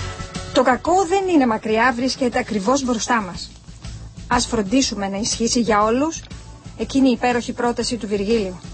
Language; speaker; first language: Greek; native; Greek